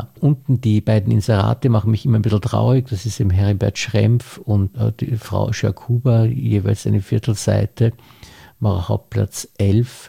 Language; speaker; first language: German; native; German